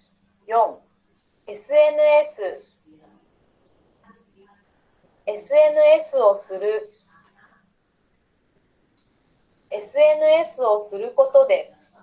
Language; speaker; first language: Japanese; non-native, learner; Indonesian